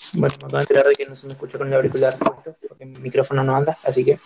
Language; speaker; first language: Spanish; native; Spanish